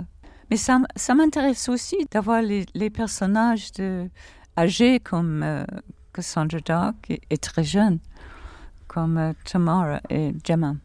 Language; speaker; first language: French; non-native, fluent; English